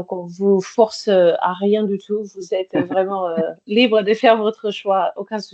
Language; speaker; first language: French; native; French